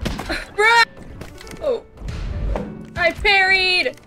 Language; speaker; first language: English; native; English